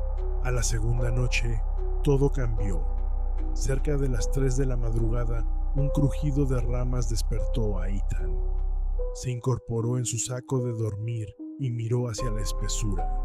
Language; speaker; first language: Spanish; native; Spanish